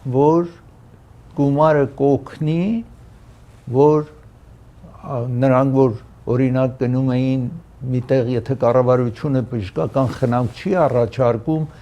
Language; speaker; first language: Armenian; early bilingual, heritage; Armenian